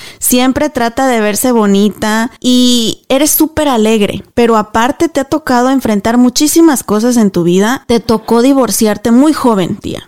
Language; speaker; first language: Spanish; native; Spanish